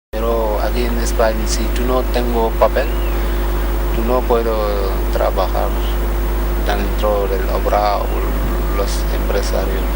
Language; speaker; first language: Spanish; non-native, learner; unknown